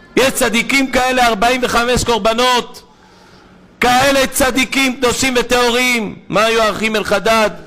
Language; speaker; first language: Hebrew; native; Hebrew